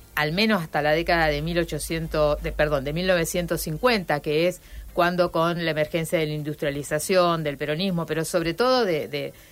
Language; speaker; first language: Spanish; native; Spanish